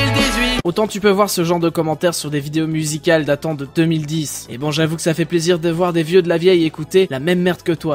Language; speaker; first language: French; native; French